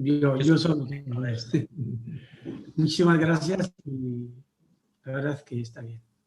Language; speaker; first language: Spanish; non-native, learner; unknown